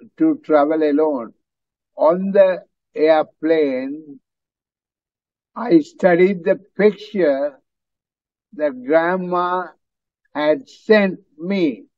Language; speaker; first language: English; non-native, fluent; Tamil